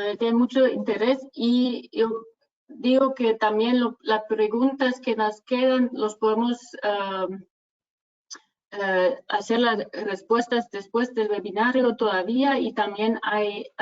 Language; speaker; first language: Spanish; non-native, fluent; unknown